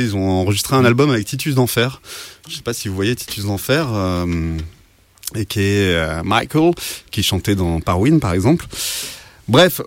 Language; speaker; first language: French; native; French